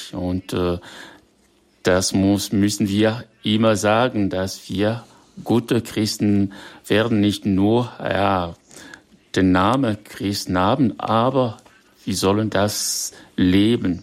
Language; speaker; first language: German; non-native, fluent; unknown